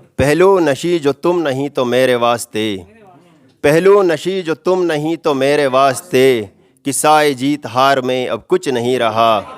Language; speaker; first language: Urdu; non-native, local second language; Shina